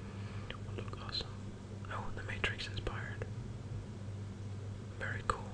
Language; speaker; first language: English; non-native, fluent; Danish